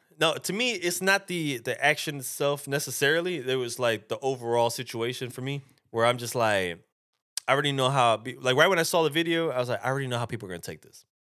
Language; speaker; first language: English; native; English